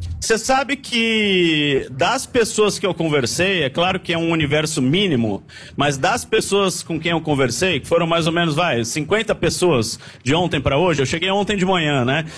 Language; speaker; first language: Portuguese; native; Portuguese